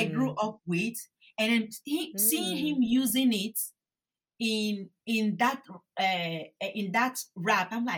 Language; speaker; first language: English; non-native, local second language; Bini